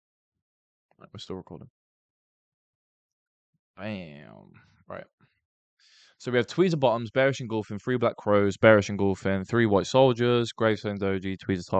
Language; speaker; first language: English; native; English